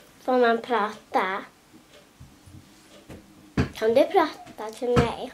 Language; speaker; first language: Swedish; early bilingual, other home language; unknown